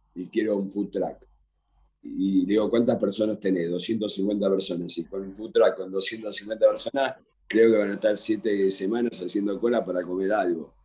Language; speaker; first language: Spanish; native; Spanish